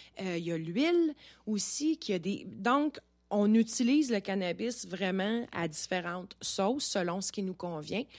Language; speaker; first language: French; native; French